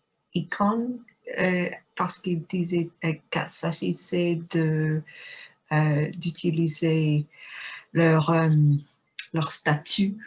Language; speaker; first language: French; non-native, fluent; English